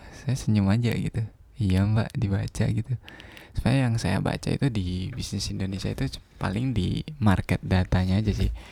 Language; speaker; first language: Indonesian; non-native, local second language; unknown